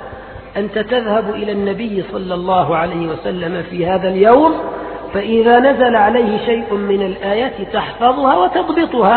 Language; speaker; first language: Arabic; native; Arabic